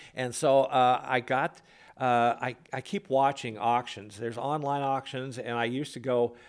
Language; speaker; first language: English; native; English